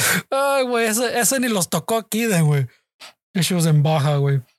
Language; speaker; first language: Spanish; early bilingual, heritage; Spanish